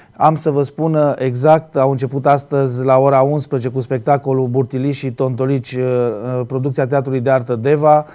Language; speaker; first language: Romanian; native; Romanian